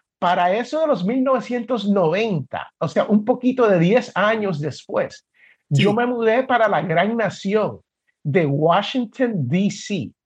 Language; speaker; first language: Spanish; native; Spanish